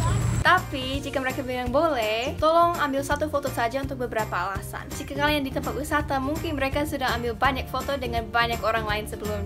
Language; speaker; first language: Indonesian; non-native, fluent; English